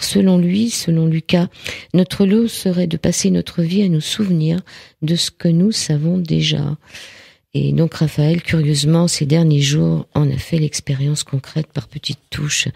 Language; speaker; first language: French; native; French